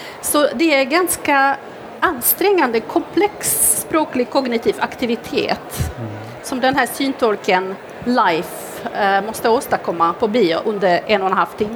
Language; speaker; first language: Swedish; non-native, fluent; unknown